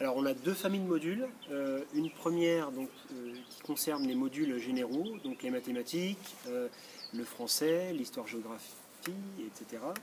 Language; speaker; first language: French; native; French